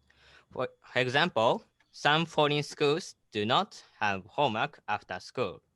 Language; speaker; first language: English; non-native, learner; Japanese